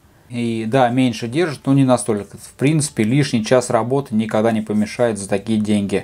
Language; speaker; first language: Russian; native; Russian